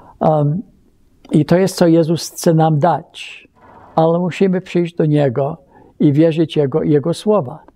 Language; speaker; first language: Polish; early bilingual, heritage; Polish